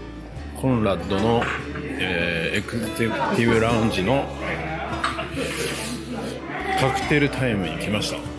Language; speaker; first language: Japanese; native; Japanese